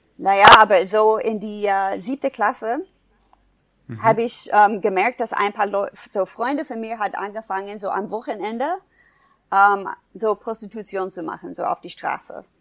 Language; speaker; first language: German; non-native, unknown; English